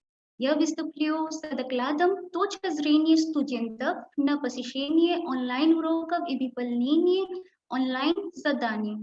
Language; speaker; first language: Russian; non-native, learner; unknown